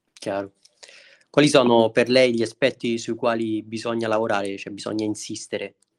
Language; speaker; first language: Italian; native; Italian